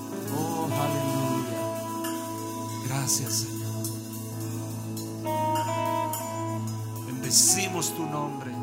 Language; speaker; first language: Spanish; native; Spanish